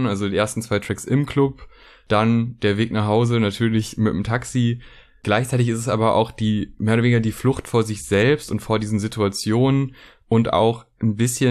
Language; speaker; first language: German; native; German